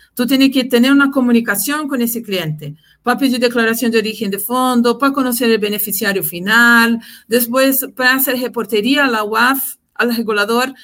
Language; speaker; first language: Spanish; non-native, fluent; Portuguese